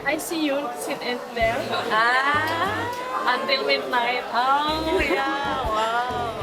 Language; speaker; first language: English; non-native, fluent; Spanish